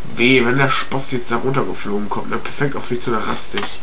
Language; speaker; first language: German; native; German